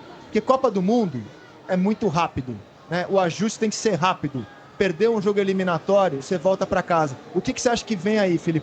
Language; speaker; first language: Portuguese; native; Portuguese